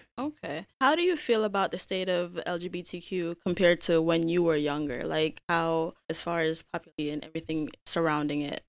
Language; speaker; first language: English; native; English